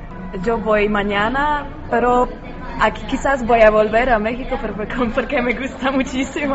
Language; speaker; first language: Spanish; non-native, learner; Polish